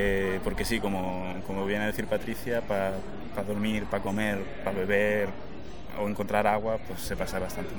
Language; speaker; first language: Spanish; native; Spanish